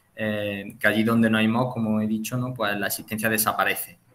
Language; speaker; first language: Spanish; native; Spanish